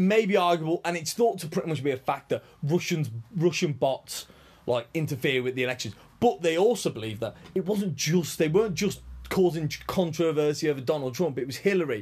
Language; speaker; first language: English; native; English